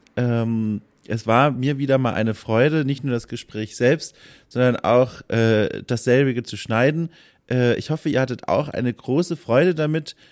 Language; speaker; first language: German; native; German